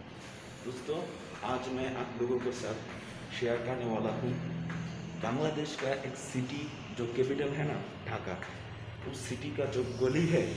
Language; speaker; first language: Hindi; non-native, learner; Bangla